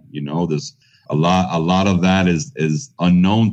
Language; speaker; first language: English; native; English